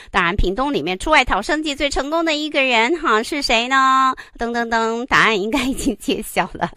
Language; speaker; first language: Chinese; native; Chinese